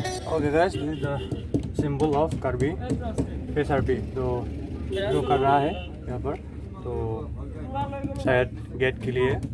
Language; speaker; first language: Hindi; non-native, local second language; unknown